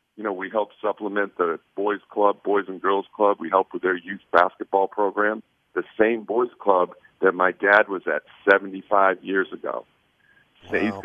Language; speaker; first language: English; native; English